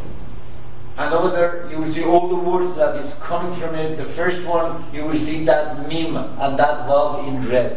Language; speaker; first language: English; non-native, fluent; Persian